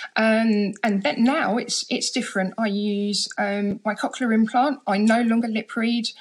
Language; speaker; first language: English; native; English